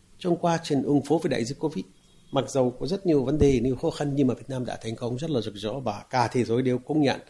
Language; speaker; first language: Vietnamese; non-native, fluent; Arabic